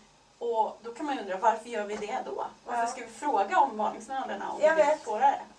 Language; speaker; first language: Swedish; native; Swedish